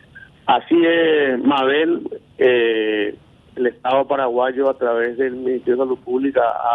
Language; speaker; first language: Spanish; native; Spanish